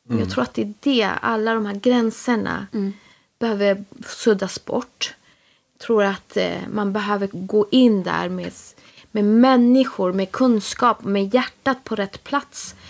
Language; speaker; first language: Swedish; early bilingual, other home language; Spanish